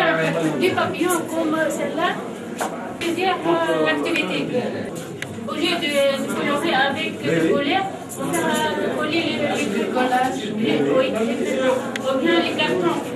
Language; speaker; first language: French; non-native, local second language; Arabic